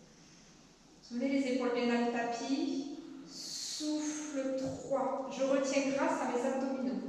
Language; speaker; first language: French; native; French